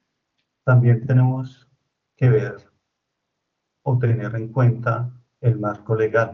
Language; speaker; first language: Spanish; native; Spanish